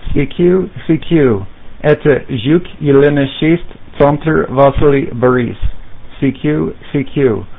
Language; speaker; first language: Russian; non-native, learner; English